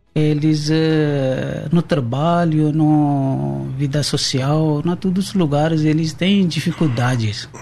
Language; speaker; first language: Portuguese; non-native, learner; Urdu